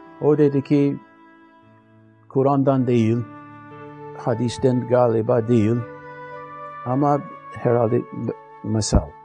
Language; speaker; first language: Turkish; non-native, fluent; English